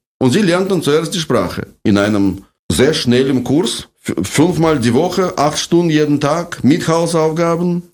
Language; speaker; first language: German; non-native, fluent; Russian